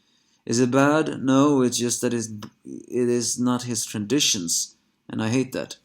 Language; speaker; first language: English; non-native, fluent; Swedish